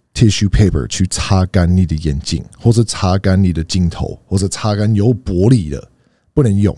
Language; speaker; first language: Chinese; non-native, fluent; English